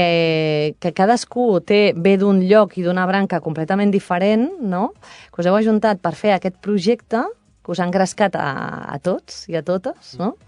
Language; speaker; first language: Catalan; native; Catalan